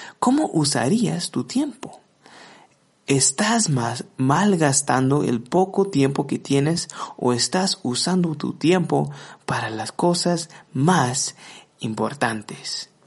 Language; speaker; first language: Spanish; non-native, fluent; English